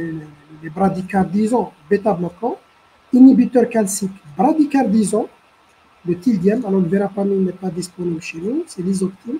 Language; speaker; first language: French; non-native, local second language; Arabic